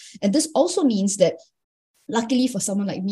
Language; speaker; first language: English; native; English